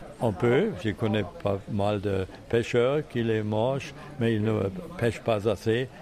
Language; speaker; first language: French; non-native, fluent; German